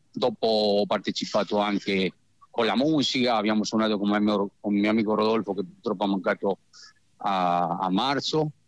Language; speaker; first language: Italian; non-native, fluent; Spanish